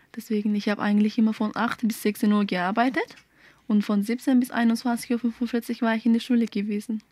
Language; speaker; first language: German; early bilingual, other home language; Turkish